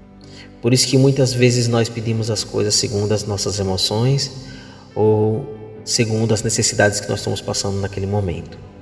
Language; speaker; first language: Portuguese; native; Portuguese